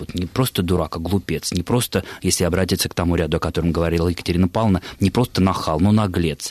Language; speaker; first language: Russian; native; Russian